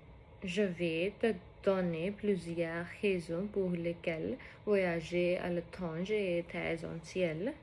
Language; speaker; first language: French; non-native, learner; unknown